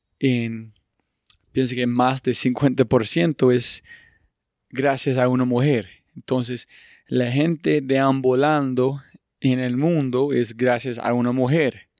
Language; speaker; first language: Spanish; non-native, fluent; English